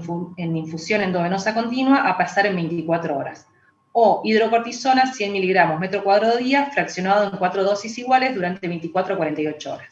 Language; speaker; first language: Spanish; native; Spanish